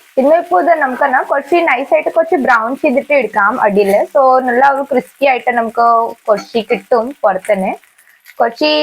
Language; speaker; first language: Malayalam; non-native, local second language; Hindi